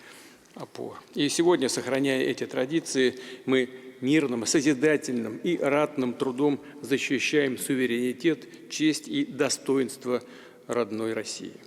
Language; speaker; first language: Russian; native; Russian